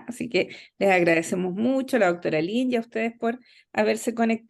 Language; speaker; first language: Spanish; native; Spanish